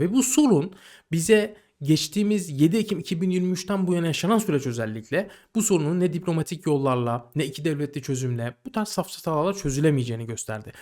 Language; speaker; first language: Turkish; native; Turkish